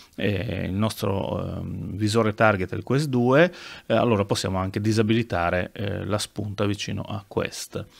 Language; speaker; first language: Italian; native; Italian